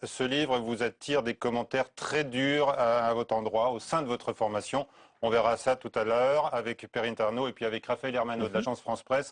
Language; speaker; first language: French; native; French